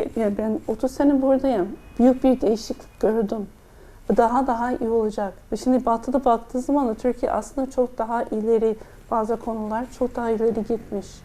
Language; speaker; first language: Turkish; non-native, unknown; English